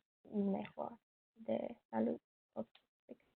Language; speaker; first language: Spanish; non-native, learner; English